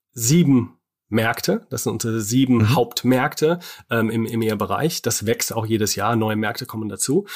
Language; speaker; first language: German; non-native, fluent; English